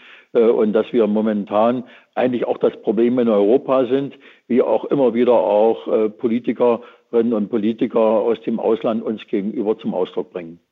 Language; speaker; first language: German; native; German